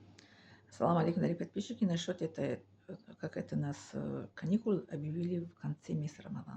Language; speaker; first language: Russian; non-native, learner; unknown